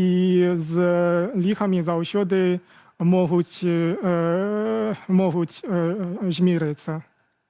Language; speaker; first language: Belarusian; non-native, fluent; Chinese